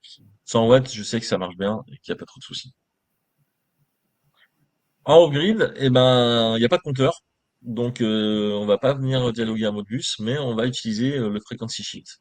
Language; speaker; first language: French; native; French